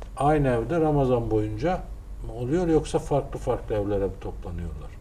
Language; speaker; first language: Turkish; native; Turkish